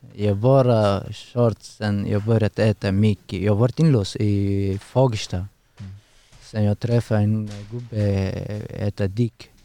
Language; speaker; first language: Swedish; non-native, learner; Persian